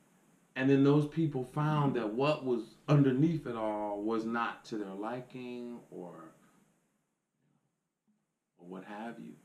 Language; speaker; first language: English; native; English